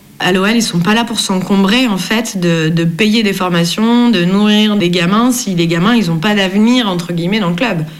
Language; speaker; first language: French; native; French